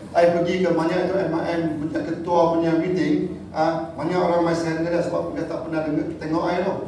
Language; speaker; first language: Malay; non-native, local second language; Chinese